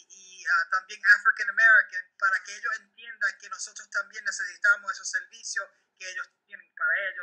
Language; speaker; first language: Spanish; early bilingual, heritage; Spanish